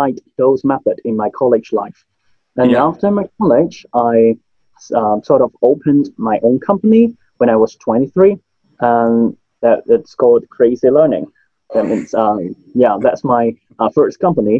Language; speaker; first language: English; non-native, local second language; Cantonese